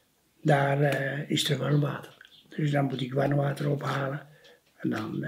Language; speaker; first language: Dutch; early bilingual, other home language; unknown